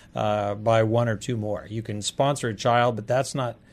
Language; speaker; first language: English; native; English